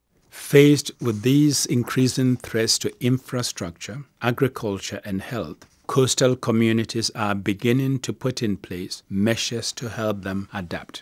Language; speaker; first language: English; non-native, local second language; Akan